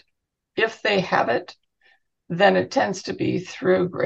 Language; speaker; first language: English; native; English